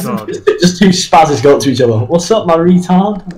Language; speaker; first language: English; native; English